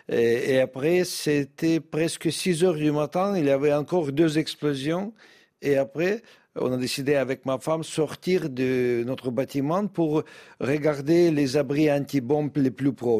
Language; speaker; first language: French; non-native, fluent; Russian